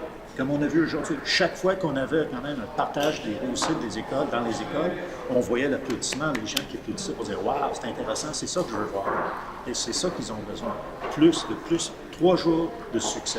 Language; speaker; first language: French; native; French